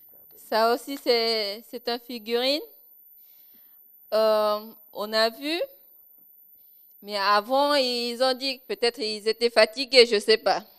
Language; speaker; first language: French; non-native, local second language; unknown